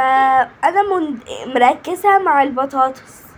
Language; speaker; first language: Arabic; native; Arabic